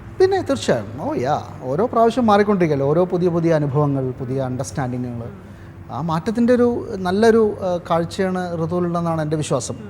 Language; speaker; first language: Malayalam; native; Malayalam